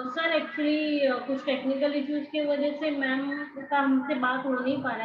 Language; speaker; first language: Hindi; non-native, local second language; Marathi